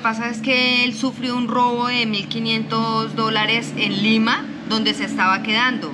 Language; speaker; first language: Spanish; native; Spanish